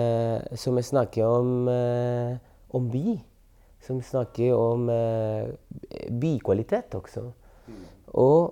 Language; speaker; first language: Norwegian; non-native, fluent; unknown